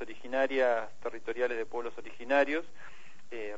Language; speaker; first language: Spanish; native; Spanish